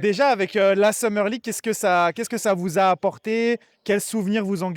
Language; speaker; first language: French; native; French